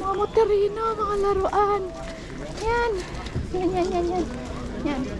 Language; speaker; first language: Filipino; native; Filipino